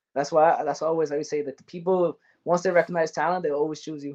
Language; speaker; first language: English; native; English